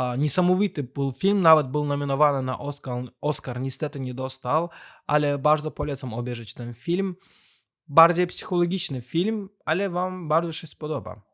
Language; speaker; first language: Polish; non-native, fluent; Azerbaijani